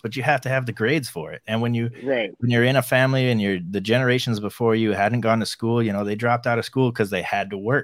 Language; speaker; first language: English; native; English